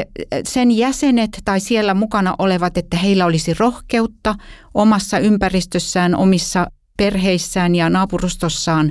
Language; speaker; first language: Finnish; native; Finnish